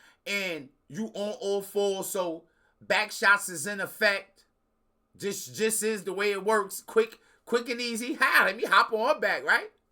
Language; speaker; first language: English; native; English